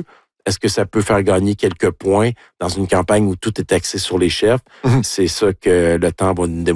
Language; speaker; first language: French; native; French